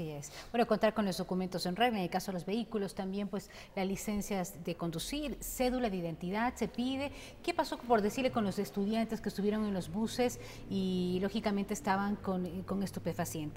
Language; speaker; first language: Spanish; native; Spanish